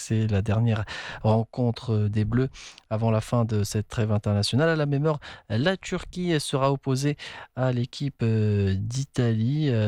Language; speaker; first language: French; non-native, local second language; Arabic